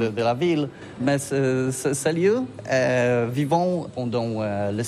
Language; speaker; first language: French; non-native, learner; Polish